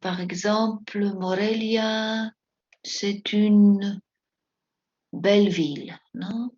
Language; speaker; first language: French; non-native, fluent; Spanish